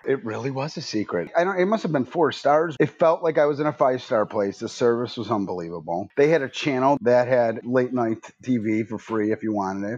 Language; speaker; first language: English; native; English